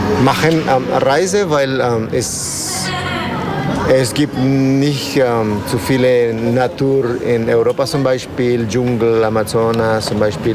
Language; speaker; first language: German; non-native, learner; Spanish